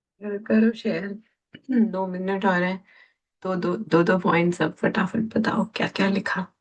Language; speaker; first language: Hindi; native; Hindi